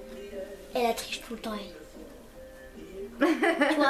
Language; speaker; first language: French; early bilingual, other home language; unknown